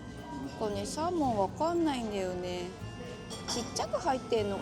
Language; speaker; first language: Japanese; native; Japanese